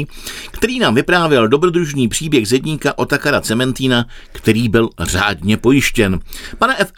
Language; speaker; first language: Czech; native; Czech